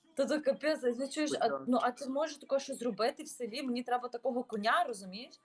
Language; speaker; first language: Ukrainian; native; Ukrainian